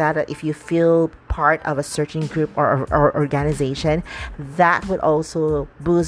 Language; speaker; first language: English; non-native, local second language; Cebuano